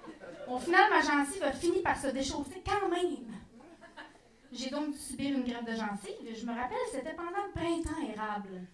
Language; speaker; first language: French; native; French